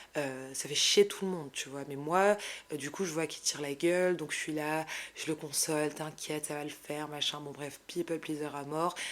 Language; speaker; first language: French; non-native, local second language; Arabic